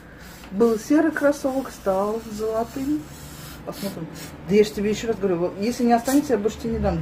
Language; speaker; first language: Russian; native; Russian